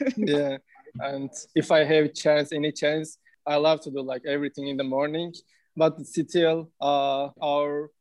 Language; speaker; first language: English; non-native, learner; Turkish